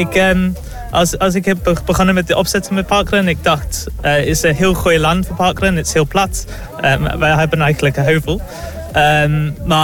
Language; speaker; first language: Dutch; non-native, fluent; English